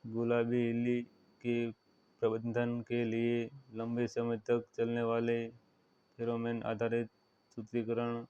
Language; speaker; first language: Hindi; non-native, local second language; Gujarati